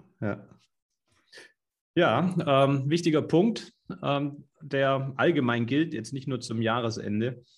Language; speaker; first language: German; native; German